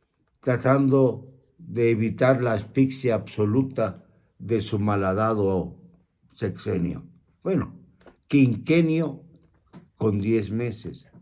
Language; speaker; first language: Spanish; native; Spanish